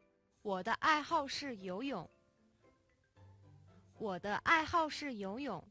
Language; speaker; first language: Chinese; non-native, fluent; Mongolian